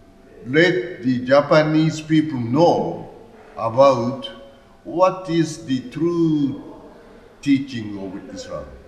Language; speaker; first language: English; non-native, learner; Japanese